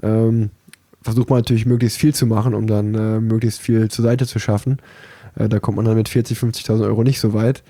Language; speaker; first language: German; native; German